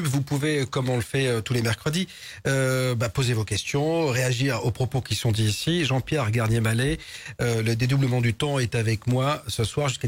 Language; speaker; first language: French; native; French